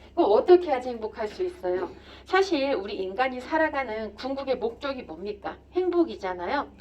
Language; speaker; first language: Korean; native; Korean